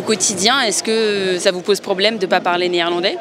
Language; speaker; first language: French; native; French